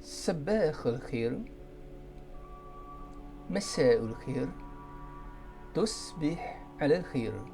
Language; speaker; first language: Arabic; non-native, fluent; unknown